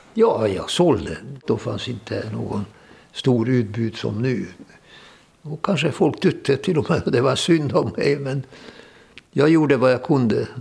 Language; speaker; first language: Swedish; non-native, fluent; Hungarian